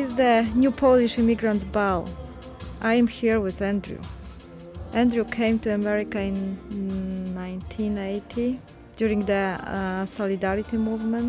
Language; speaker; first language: English; non-native, learner; Polish